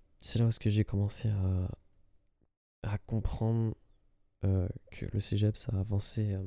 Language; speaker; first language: French; early bilingual, other home language; Arabic